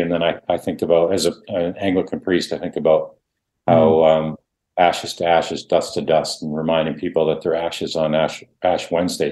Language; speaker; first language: English; non-native, fluent; Dutch